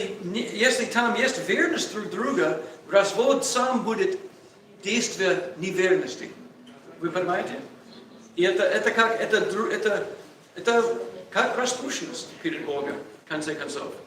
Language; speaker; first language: Russian; non-native, learner; English